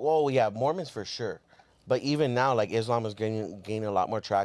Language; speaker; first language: English; native; English